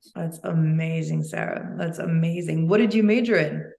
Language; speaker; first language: English; early bilingual, other home language; Albanian